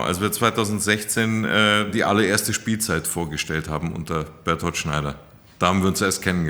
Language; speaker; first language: German; native; German